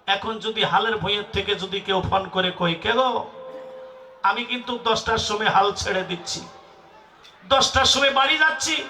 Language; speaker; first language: Bangla; non-native, local second language; Assamese